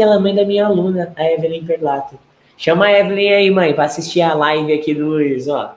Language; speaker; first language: Portuguese; native; Portuguese